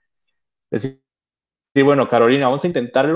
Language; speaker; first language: Spanish; native; Spanish